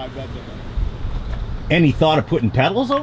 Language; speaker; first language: English; native; English